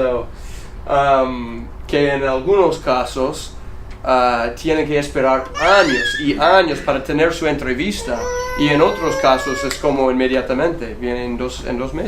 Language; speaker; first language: Spanish; non-native, fluent; English